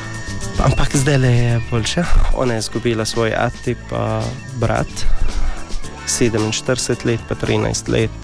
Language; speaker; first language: Slovenian; non-native, learner; Arabic